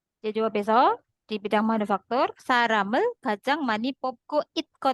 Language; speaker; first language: Korean; non-native, learner; Indonesian